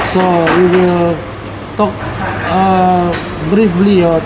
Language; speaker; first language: English; non-native, learner; Indonesian